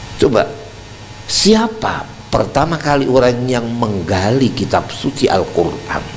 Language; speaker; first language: Indonesian; non-native, local second language; Javanese